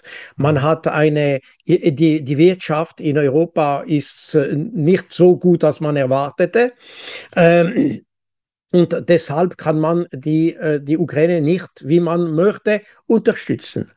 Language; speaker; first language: German; non-native, local second language; French